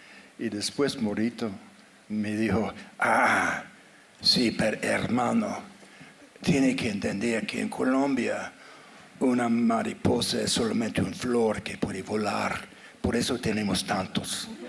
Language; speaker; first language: Spanish; non-native, fluent; English